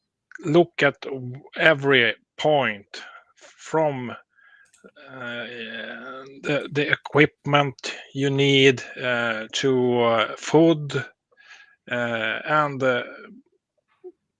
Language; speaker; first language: English; non-native, learner; Swedish